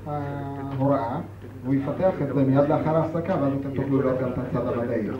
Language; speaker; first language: Hebrew; native; Hebrew